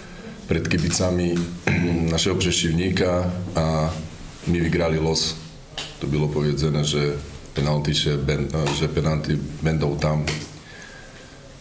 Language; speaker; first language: Polish; non-native, learner; Slovak